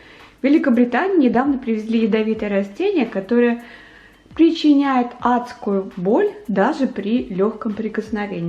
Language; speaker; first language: Russian; native; Russian